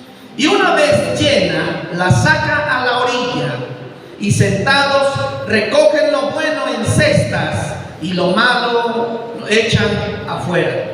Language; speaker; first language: Spanish; native; Spanish